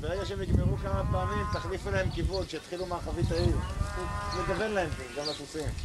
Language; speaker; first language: Hebrew; native; Hebrew